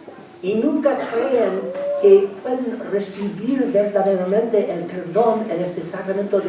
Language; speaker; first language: Spanish; non-native, fluent; English